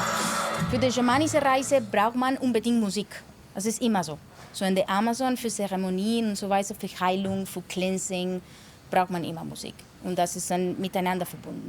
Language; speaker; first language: German; non-native, fluent; Spanish